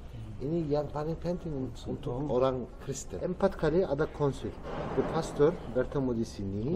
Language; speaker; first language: Indonesian; non-native, learner; Turkish